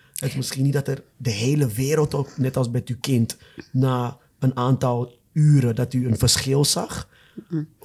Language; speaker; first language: Dutch; non-native, fluent; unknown